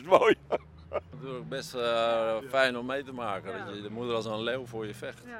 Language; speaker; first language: Dutch; native; Dutch